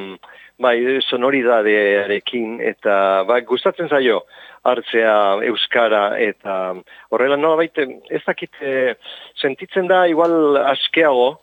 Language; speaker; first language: Basque; non-native, local second language; Spanish